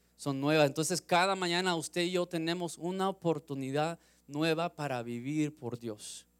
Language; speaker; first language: Spanish; early bilingual, heritage; Spanish